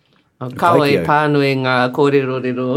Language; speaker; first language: Māori; non-native, local second language; English